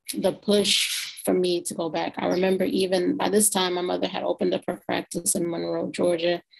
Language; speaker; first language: English; native; English